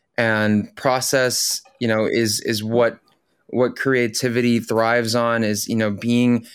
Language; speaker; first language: English; early bilingual, other home language; Filipino